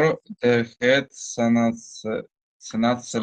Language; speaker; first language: Armenian; non-native, learner; Russian